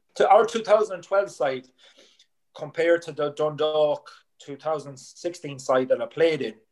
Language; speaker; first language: English; native; English